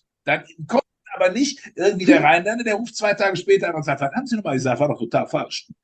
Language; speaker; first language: German; native; German